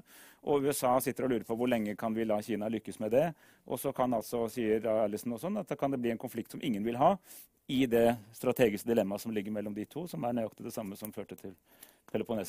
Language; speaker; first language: Norwegian; native; Norwegian